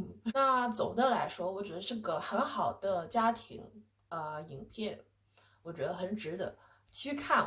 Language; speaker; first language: Chinese; non-native, fluent; English